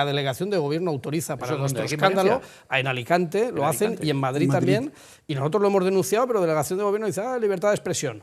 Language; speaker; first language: Spanish; native; Spanish